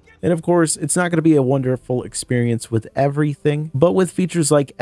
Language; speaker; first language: English; native; English